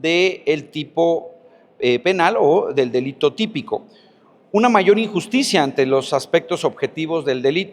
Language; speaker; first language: Spanish; native; Spanish